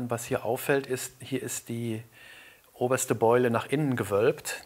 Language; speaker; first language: German; native; German